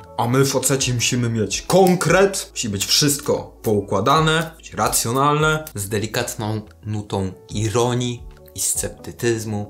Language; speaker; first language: Polish; native; Polish